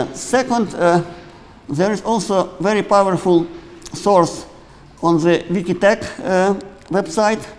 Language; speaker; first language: English; non-native, fluent; Ukrainian